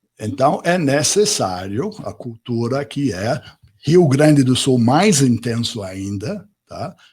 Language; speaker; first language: Portuguese; non-native, fluent; English